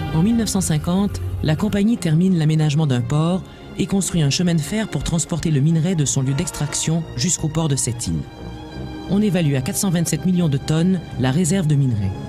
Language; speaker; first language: French; native; French